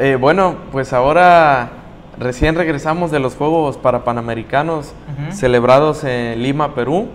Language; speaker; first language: Spanish; native; Spanish